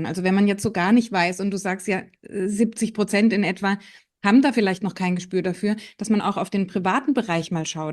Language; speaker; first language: German; native; German